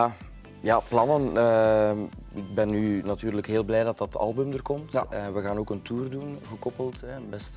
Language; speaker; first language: Dutch; native; Dutch